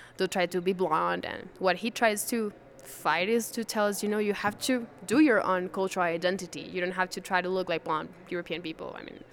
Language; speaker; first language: English; non-native, fluent; Spanish